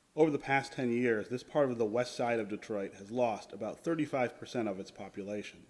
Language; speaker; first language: English; native; English